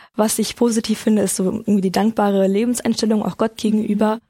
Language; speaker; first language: German; native; German